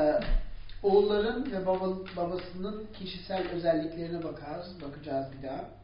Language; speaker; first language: Turkish; non-native, fluent; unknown